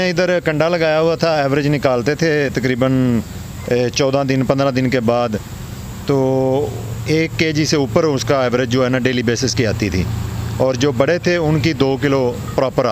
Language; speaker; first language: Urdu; non-native, local second language; Punjabi